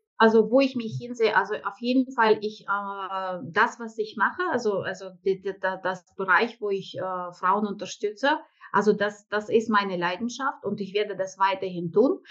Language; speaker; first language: German; non-native, fluent; Russian